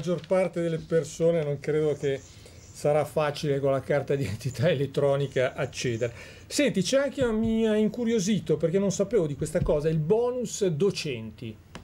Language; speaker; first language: Italian; native; Italian